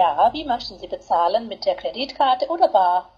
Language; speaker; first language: German; non-native, fluent; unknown